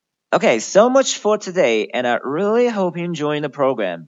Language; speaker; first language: English; non-native, learner; Chinese